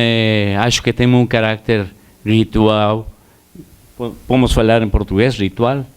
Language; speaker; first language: Portuguese; non-native, learner; Spanish